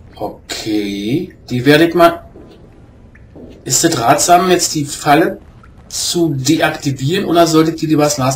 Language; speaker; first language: German; native; German